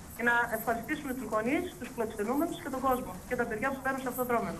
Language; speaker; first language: Greek; native; Greek